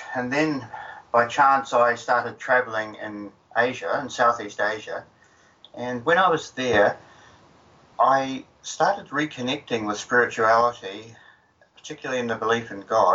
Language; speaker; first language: English; native; English